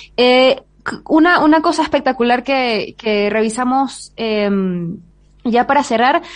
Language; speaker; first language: Spanish; native; Spanish